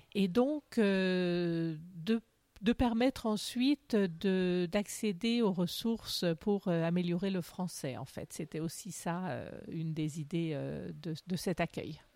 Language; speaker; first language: French; native; French